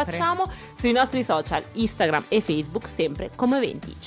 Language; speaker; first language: Italian; native; Italian